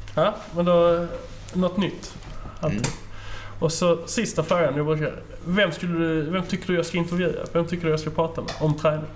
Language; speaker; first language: Swedish; native; Swedish